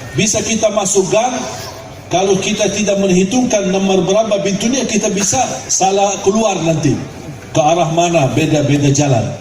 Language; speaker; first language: Malay; non-native, fluent; Arabic